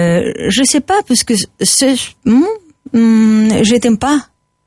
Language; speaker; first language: French; non-native, learner; Spanish